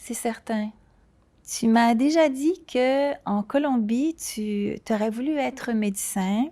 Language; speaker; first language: French; native; French